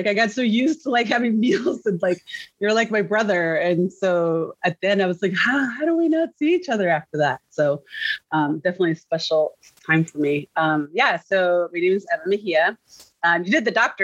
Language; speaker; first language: English; early bilingual, other home language; Spanish